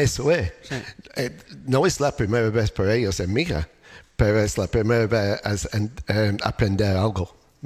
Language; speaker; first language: Spanish; non-native, learner; English